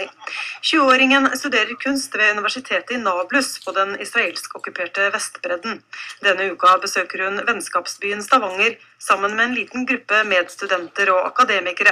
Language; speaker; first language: Norwegian; native; Norwegian